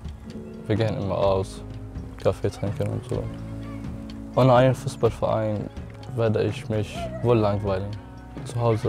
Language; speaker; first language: German; non-native, learner; Arabic